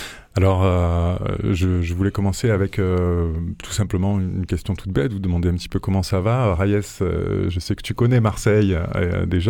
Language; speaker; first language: French; native; French